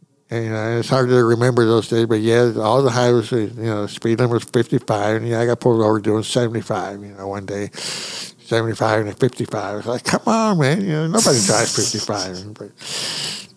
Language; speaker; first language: English; early bilingual, other home language; Spanish